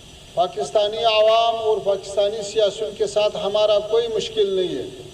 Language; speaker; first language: Hindi; non-native, fluent; Pashto